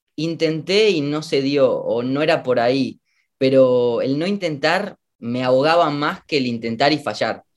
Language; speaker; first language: Spanish; native; Spanish